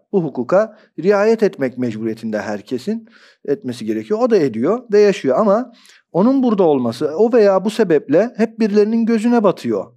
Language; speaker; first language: Turkish; native; Turkish